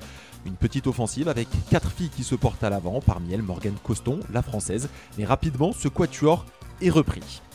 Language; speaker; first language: French; native; French